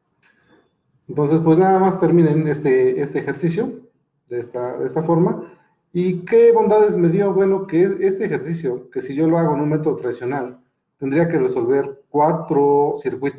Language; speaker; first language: Spanish; native; Spanish